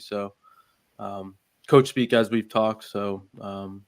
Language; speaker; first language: English; native; English